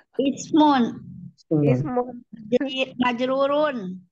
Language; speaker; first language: Arabic; non-native, learner; Indonesian